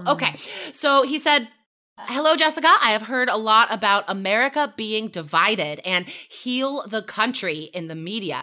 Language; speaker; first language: English; native; English